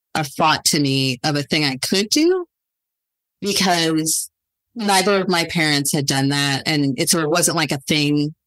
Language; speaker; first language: English; native; English